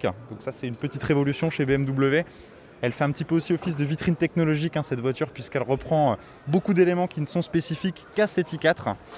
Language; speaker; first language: French; native; French